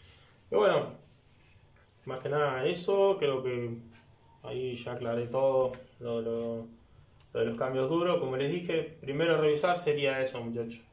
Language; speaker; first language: Spanish; native; Spanish